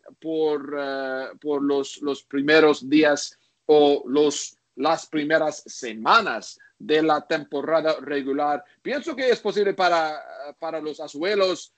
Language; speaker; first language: Spanish; non-native, learner; English